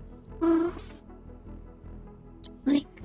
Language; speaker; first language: Japanese; native; Japanese